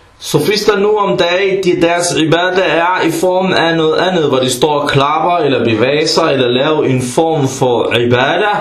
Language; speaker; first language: Danish; early bilingual, other home language; Arabic